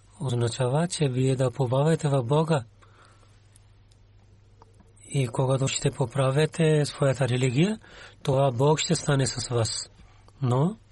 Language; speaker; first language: Bulgarian; non-native, learner; Urdu